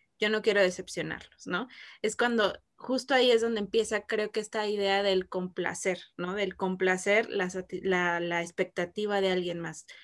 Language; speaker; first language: Spanish; native; Spanish